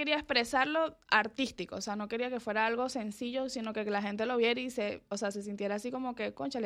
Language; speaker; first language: Spanish; native; Spanish